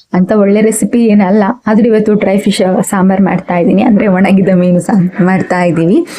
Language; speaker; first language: Kannada; native; Kannada